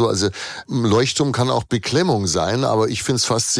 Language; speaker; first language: German; native; German